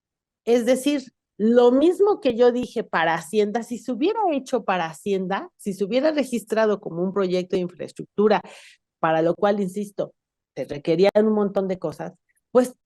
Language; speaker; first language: Spanish; native; Spanish